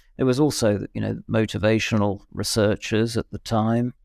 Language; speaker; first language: English; native; English